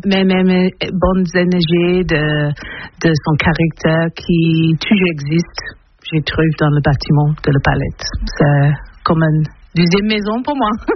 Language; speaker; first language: French; non-native, learner; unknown